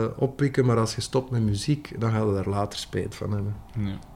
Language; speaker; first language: Dutch; native; Dutch